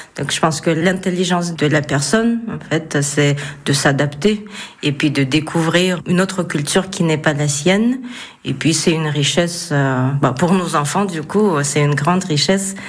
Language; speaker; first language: French; non-native, fluent; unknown